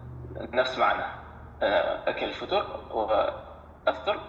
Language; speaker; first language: Arabic; non-native, learner; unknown